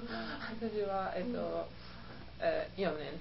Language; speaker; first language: Japanese; non-native, learner; Italian